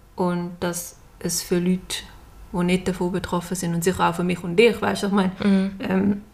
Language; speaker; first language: German; native; German